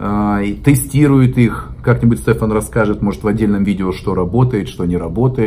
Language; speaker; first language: Russian; native; Russian